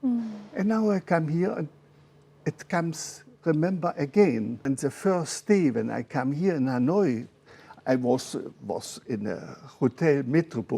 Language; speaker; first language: English; non-native, learner; German